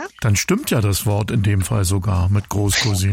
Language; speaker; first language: German; native; German